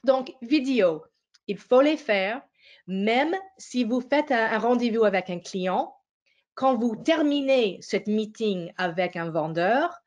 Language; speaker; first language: French; non-native, fluent; English